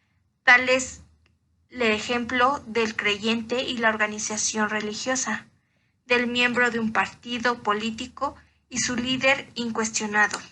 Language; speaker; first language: Spanish; native; Spanish